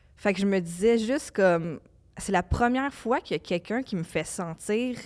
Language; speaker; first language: French; native; French